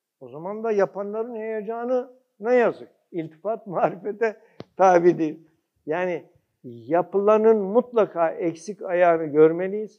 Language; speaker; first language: Turkish; early bilingual, heritage; Turkish